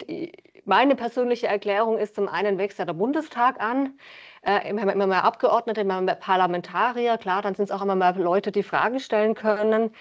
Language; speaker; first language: German; native; German